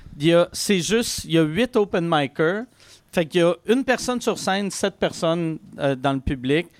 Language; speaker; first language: French; native; French